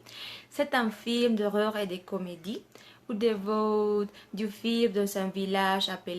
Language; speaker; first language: French; non-native, learner; Spanish